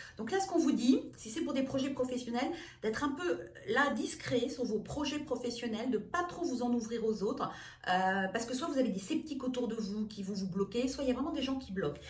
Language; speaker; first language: French; native; French